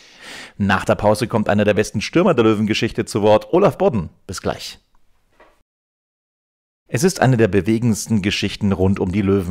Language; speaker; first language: German; native; German